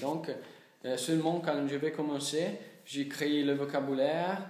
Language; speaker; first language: French; non-native, learner; Italian